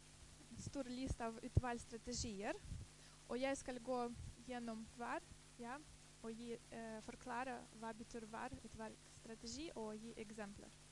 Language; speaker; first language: Norwegian; non-native, fluent; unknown